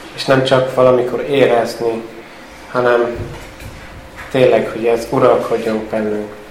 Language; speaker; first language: Hungarian; early bilingual, heritage; Hungarian